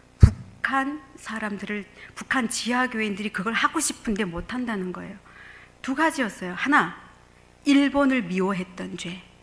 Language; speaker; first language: Korean; native; Korean